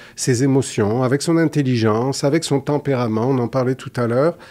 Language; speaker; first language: French; native; French